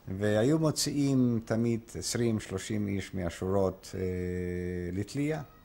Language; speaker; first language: Hebrew; non-native, fluent; Polish